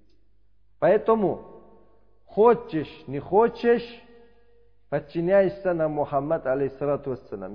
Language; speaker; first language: Russian; non-native, learner; Uzbek